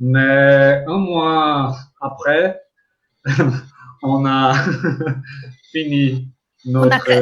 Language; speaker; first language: French; non-native, learner; Portuguese